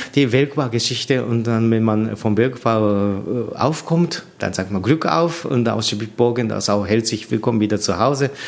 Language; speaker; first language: German; non-native, learner; Japanese